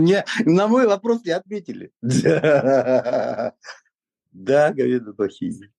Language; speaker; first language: Russian; native; Russian